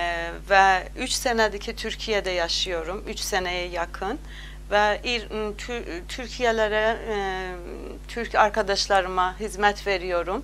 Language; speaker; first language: Turkish; non-native, learner; Azerbaijani